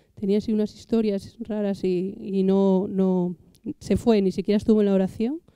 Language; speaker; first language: Spanish; native; Spanish